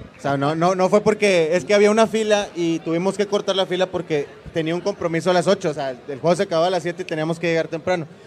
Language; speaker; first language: Spanish; native; Spanish